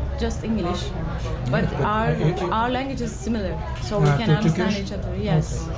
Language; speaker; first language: English; non-native, learner; Turkish